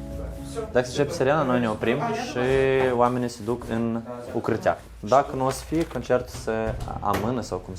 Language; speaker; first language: Romanian; non-native, learner; Ukrainian